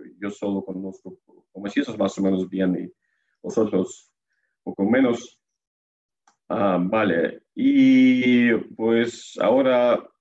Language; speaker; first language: Spanish; non-native, learner; Russian